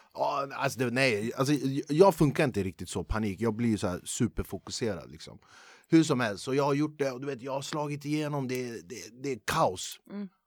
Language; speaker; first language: Swedish; early bilingual, other home language; Kurdish